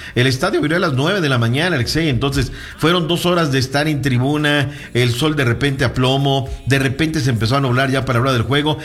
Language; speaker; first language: Spanish; native; Spanish